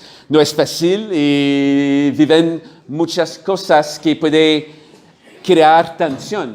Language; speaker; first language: Spanish; non-native, learner; French